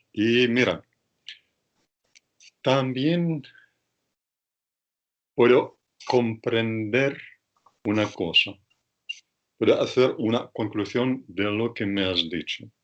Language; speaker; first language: Spanish; non-native, fluent; Russian